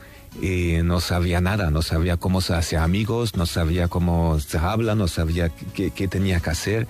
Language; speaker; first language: Spanish; non-native, fluent; Armenian